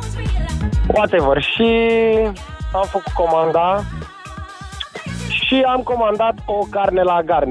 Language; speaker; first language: Romanian; native; Romanian